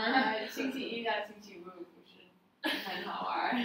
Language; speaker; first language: Chinese; non-native, learner; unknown